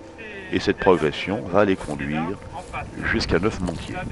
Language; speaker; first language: French; native; French